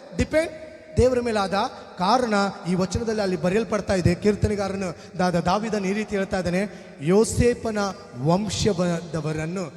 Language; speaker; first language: Kannada; non-native, local second language; Telugu